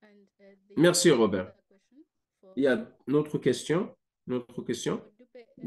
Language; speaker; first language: French; non-native, fluent; English